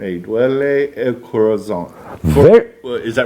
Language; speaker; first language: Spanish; non-native, learner; English